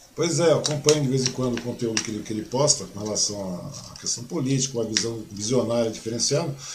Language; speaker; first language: Portuguese; early bilingual, other home language; Chinese